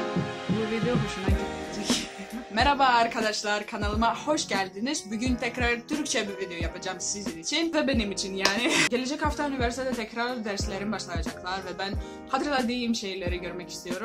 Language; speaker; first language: Turkish; non-native, learner; Greek